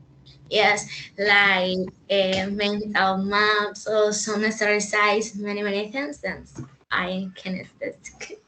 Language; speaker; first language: English; non-native, learner; Spanish